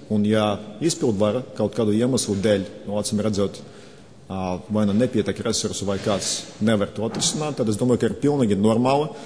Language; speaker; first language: Latvian; non-native, local second language; Russian